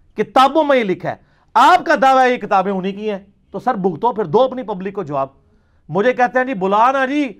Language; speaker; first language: Urdu; non-native, local second language; Punjabi